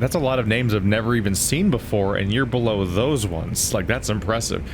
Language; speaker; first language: English; native; English